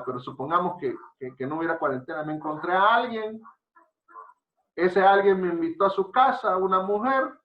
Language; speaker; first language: Spanish; native; Spanish